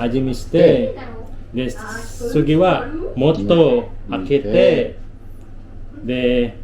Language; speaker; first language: Japanese; non-native, learner; Filipino